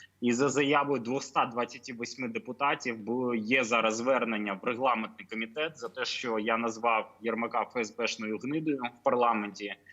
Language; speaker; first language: Ukrainian; native; Ukrainian